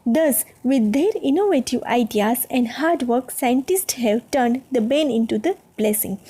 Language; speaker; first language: English; non-native, local second language; Gujarati